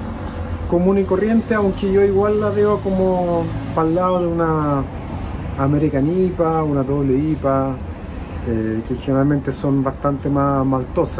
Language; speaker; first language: Spanish; native; Spanish